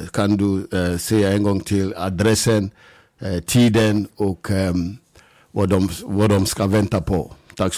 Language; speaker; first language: Swedish; non-native, fluent; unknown